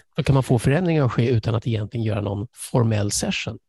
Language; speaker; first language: Swedish; early bilingual, other home language; English